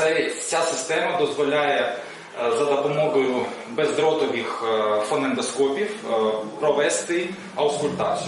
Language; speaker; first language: Ukrainian; native; Ukrainian